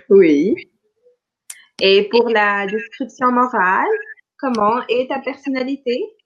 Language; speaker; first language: French; non-native, local second language; Arabic